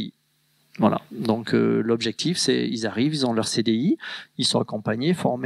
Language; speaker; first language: French; native; French